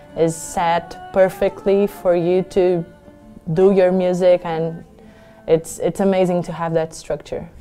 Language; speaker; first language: English; non-native, fluent; Portuguese